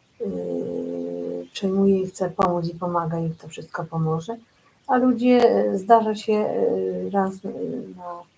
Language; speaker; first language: Polish; native; Polish